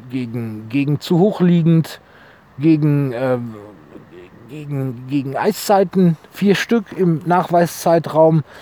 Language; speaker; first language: German; native; German